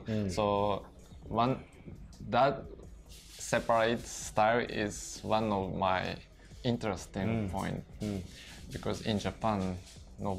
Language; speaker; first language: English; non-native, learner; Japanese